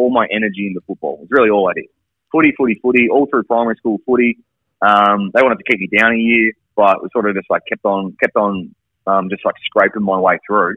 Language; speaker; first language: English; native; English